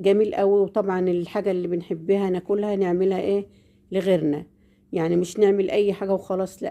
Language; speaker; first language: Arabic; native; Arabic